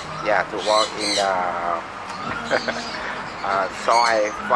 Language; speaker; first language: English; non-native, learner; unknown